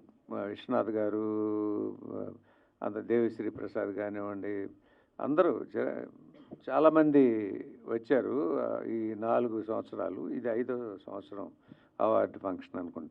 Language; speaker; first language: Telugu; native; Telugu